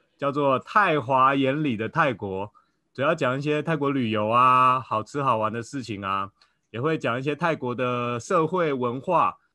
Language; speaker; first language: Chinese; native; Chinese